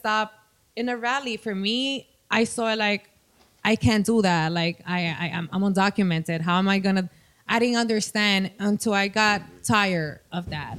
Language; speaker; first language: English; non-native, fluent; Spanish